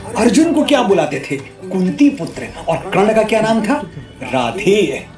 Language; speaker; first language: Hindi; native; Hindi